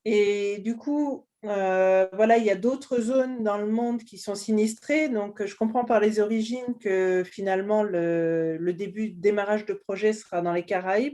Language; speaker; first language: French; native; French